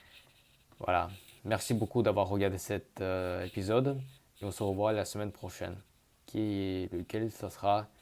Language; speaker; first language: French; early bilingual, other home language; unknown